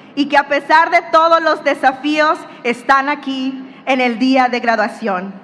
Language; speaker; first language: Spanish; early bilingual, other home language; English